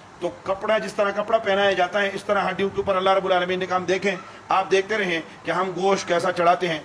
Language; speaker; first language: Urdu; non-native, local second language; Pashto